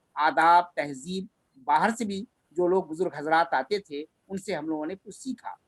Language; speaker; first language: Urdu; native; Urdu